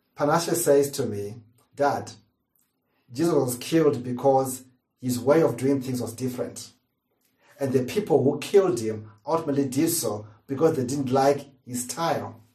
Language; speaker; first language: English; non-native, local second language; Shona